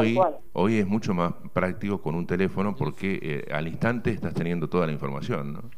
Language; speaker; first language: Spanish; native; Spanish